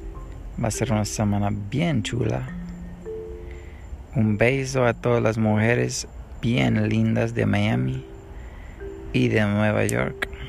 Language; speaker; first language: Spanish; non-native, learner; English